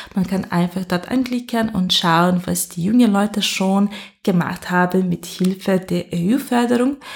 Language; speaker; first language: German; non-native, fluent; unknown